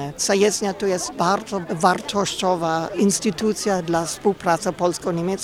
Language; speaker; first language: Polish; non-native, fluent; German